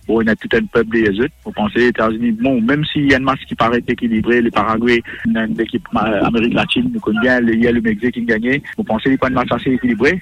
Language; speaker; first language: French; non-native, local second language; Morisyen